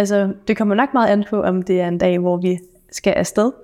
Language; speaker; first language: Danish; native; Danish